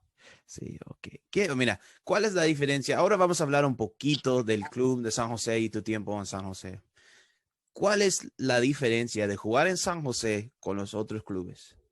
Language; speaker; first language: Spanish; early bilingual, heritage; Spanish